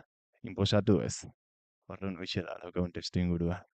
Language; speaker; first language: Basque; native; Basque